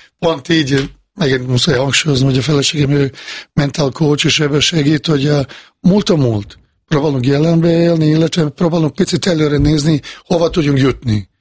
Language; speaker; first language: Hungarian; non-native, fluent; Bosnian